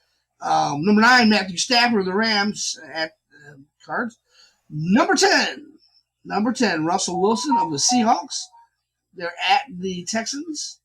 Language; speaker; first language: English; native; English